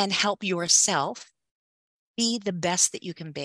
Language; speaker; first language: English; native; English